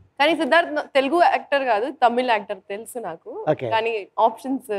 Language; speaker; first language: Telugu; non-native, local second language; Hindi